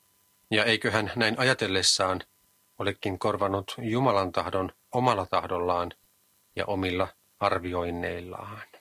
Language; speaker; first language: Finnish; native; Finnish